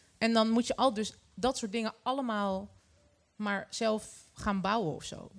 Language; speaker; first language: Dutch; early bilingual, other home language; Arabic